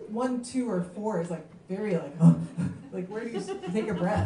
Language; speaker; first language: English; early bilingual, other home language; French